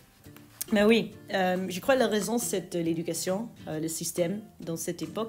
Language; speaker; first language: French; non-native, local second language; Dutch